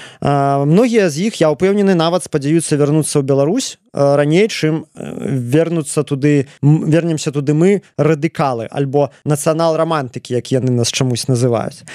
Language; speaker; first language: Belarusian; native; Belarusian